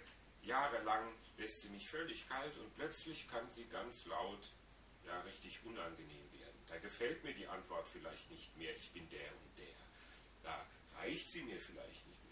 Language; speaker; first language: German; native; German